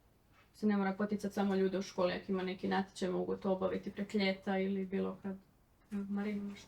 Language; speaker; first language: Croatian; native; Croatian